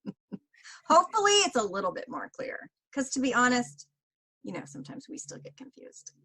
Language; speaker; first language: English; native; English